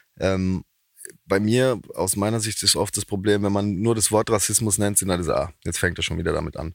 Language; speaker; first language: German; native; German